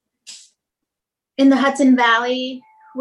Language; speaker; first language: English; native; English